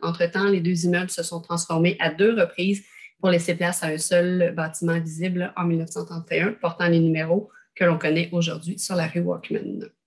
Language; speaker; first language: French; native; French